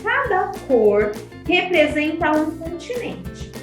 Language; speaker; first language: Portuguese; native; Portuguese